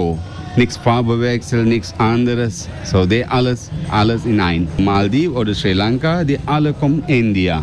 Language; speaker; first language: German; non-native, learner; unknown